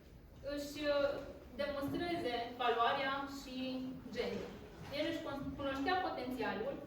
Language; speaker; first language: Romanian; native; Romanian